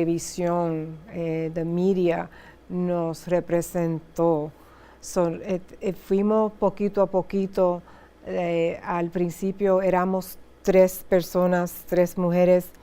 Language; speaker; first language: Spanish; early bilingual, heritage; Spanish